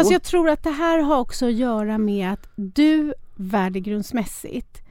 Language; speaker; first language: Swedish; native; Swedish